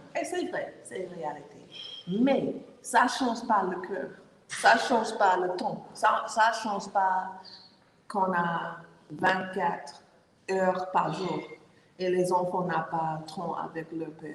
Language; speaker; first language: French; non-native, learner; English